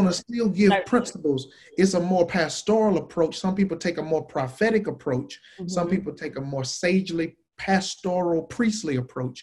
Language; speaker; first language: English; native; English